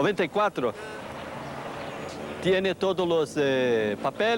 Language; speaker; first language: Spanish; non-native, learner; Portuguese